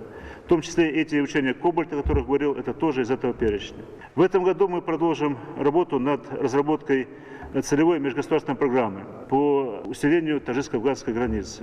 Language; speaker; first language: Russian; native; Russian